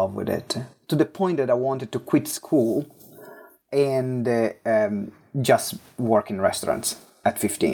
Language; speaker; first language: English; non-native, fluent; Italian